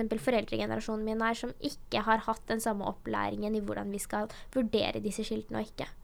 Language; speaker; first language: Norwegian; early bilingual, other home language; Urdu